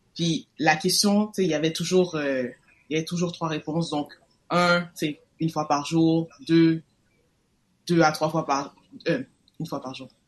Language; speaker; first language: French; native; French